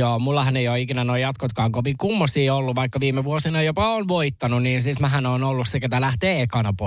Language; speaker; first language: Finnish; native; Finnish